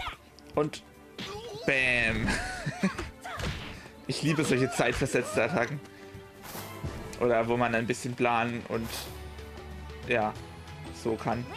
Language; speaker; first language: German; native; German